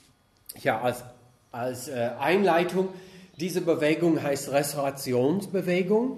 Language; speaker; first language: German; non-native, fluent; English